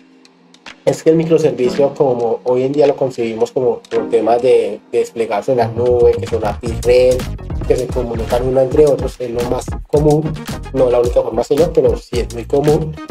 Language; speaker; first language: Spanish; native; Spanish